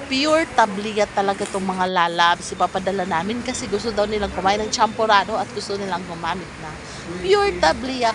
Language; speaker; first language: Filipino; non-native, local second language; Cebuano